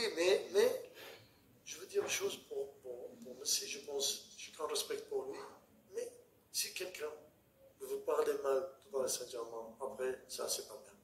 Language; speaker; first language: French; non-native, learner; Arabic